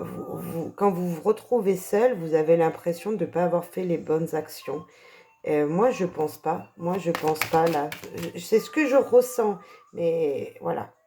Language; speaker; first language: French; native; French